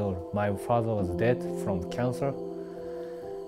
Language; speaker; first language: English; non-native, learner; Japanese